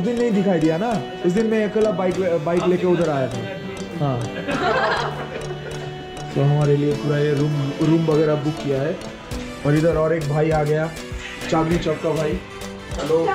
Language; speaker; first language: Hindi; non-native, local second language; Bangla